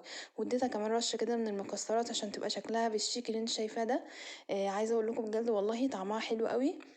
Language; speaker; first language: Arabic; native; Arabic